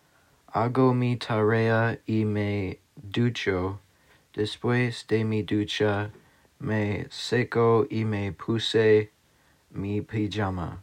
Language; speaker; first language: Spanish; non-native, learner; English